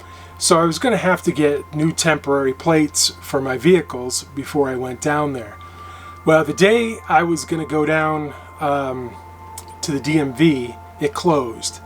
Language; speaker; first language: English; native; English